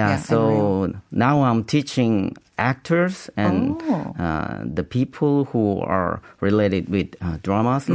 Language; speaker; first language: English; non-native, learner; Korean